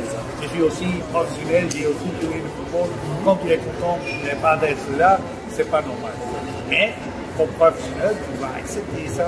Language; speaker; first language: French; non-native, fluent; Dutch